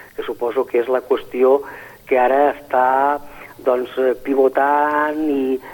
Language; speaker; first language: Catalan; native; Catalan